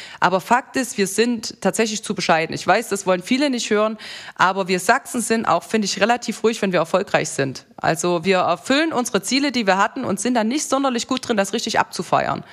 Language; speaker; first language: German; native; German